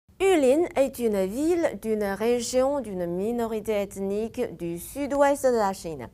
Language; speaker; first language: French; non-native, fluent; Chinese